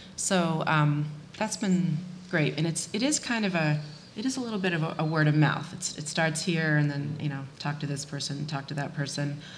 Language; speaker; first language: English; native; English